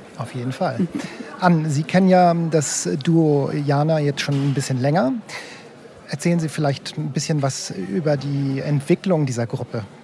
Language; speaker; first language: German; native; German